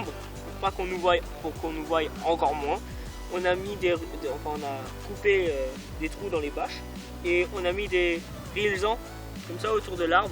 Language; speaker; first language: French; native; French